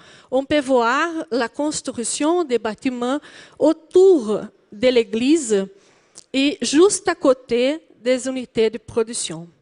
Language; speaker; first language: French; non-native, learner; Portuguese